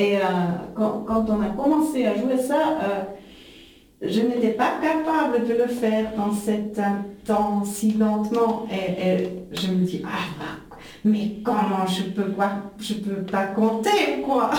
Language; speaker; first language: French; non-native, learner; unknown